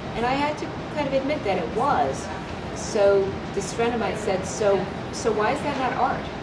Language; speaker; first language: English; native; English